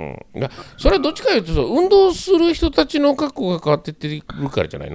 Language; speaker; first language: Japanese; native; Japanese